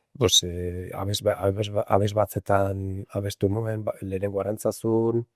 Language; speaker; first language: Basque; non-native, local second language; Spanish